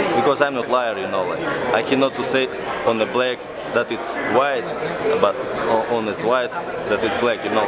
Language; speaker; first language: English; non-native, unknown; Russian